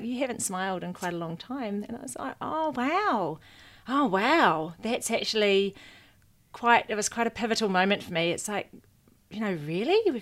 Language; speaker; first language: English; native; English